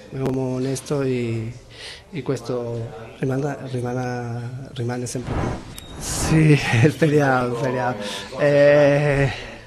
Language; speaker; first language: Italian; non-native, fluent; Spanish